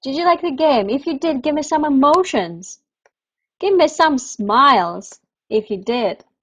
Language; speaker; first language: English; non-native, fluent; Russian